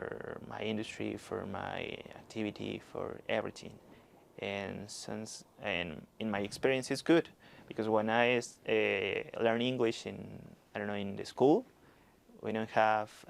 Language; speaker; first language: English; non-native, learner; Spanish